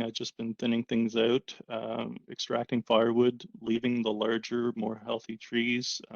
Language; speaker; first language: English; native; English